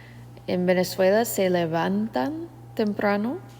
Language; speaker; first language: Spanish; non-native, fluent; English